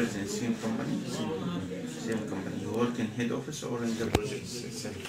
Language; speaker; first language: English; non-native, learner; Arabic